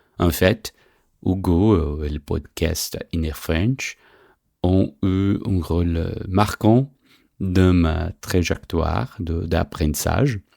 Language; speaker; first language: French; non-native, fluent; Portuguese